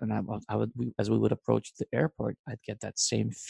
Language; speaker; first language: English; non-native, fluent; Hebrew